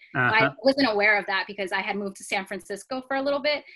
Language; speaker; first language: English; native; English